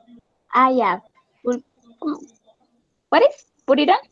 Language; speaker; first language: English; non-native, learner; Spanish